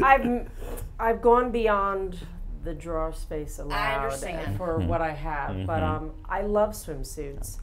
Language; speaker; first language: English; native; English